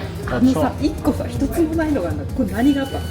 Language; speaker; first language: Japanese; native; Japanese